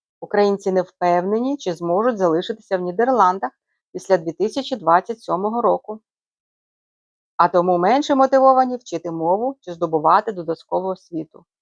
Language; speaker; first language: Ukrainian; native; Ukrainian